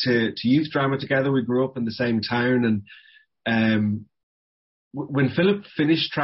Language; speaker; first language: English; native; English